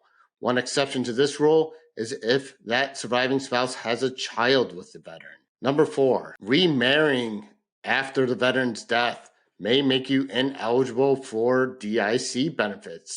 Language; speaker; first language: English; native; English